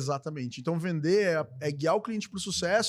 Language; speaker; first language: Portuguese; native; Portuguese